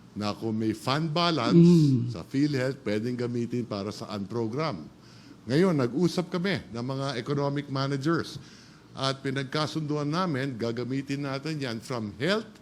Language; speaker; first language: Filipino; native; Filipino